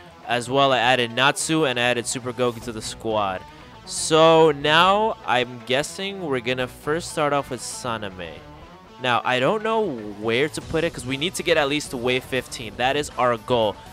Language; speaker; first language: English; early bilingual, other home language; Spanish